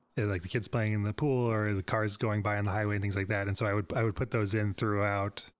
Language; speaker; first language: English; native; English